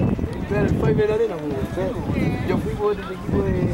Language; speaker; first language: Spanish; native; Spanish